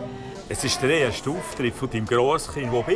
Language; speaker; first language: German; native; German